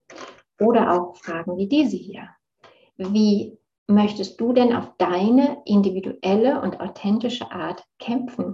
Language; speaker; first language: German; native; German